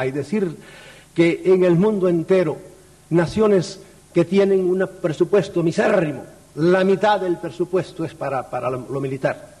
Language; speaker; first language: Spanish; native; Spanish